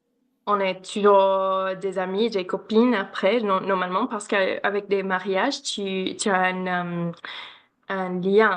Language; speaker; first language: French; non-native, learner; English